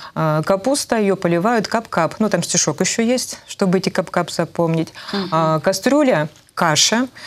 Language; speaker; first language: Russian; native; Russian